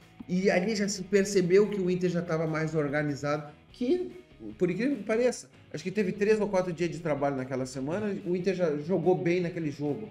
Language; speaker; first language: Portuguese; native; Portuguese